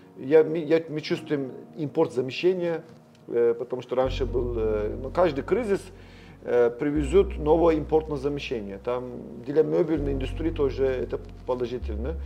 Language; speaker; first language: Russian; non-native, learner; Turkish